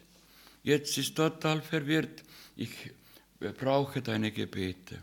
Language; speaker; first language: German; non-native, fluent; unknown